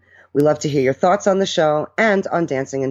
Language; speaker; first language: English; early bilingual, other home language; Italian